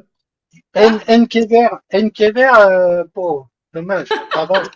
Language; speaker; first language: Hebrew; non-native, learner; French